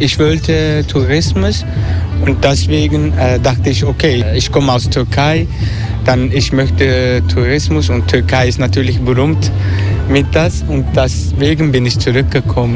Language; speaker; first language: German; non-native, learner; Turkish